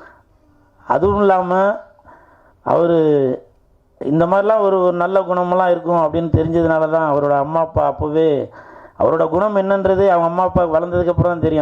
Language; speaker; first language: Tamil; native; Tamil